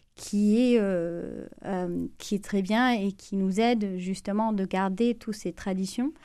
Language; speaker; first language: French; non-native, fluent; German